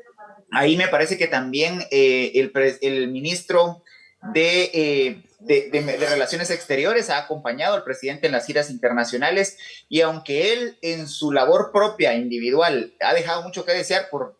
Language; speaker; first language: Spanish; native; Spanish